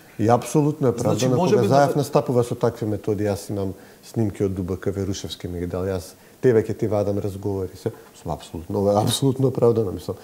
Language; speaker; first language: Macedonian; native; Macedonian